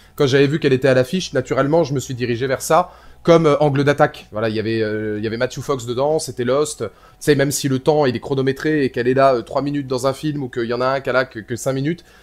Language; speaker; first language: French; native; French